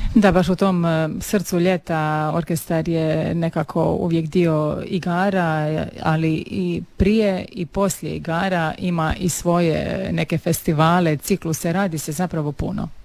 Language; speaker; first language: Serbian; native; Serbian